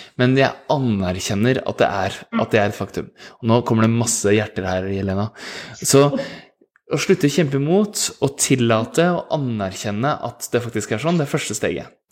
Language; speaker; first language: Norwegian; native; Norwegian